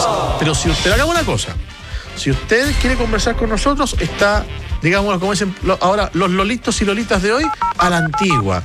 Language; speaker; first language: Spanish; native; Spanish